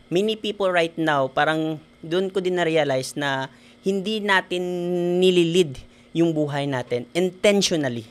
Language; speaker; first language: Filipino; non-native, local second language; Hiligaynon